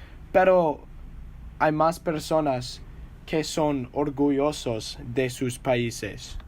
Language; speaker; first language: Spanish; non-native, learner; English